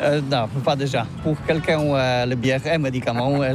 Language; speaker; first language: French; non-native, learner; Polish